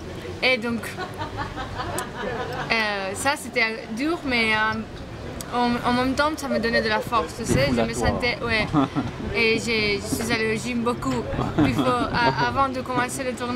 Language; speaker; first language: French; non-native, fluent; Spanish